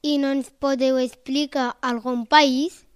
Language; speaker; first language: Catalan; early bilingual, other home language; English